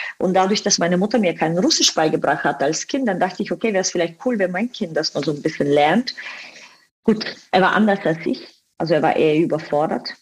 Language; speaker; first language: German; non-native, fluent; Bulgarian